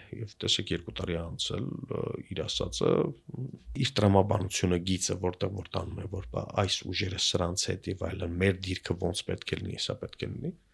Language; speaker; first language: Armenian; native; Armenian